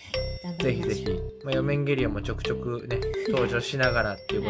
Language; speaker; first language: Japanese; native; Japanese